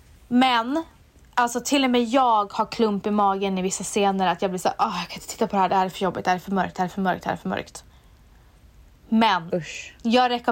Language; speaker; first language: Swedish; native; Swedish